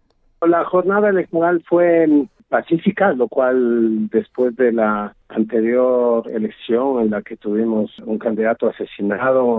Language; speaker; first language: Spanish; native; Spanish